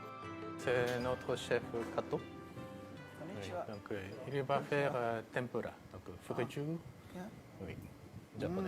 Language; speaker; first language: French; non-native, fluent; Japanese